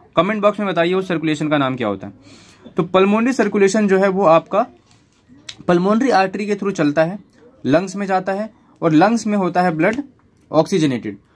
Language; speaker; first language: Hindi; native; Hindi